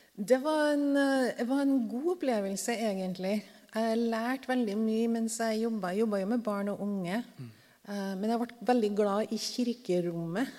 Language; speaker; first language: Norwegian; native; Norwegian